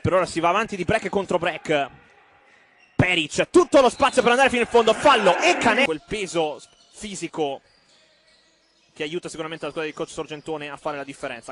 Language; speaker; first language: Italian; native; Italian